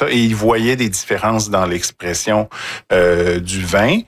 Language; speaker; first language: French; native; French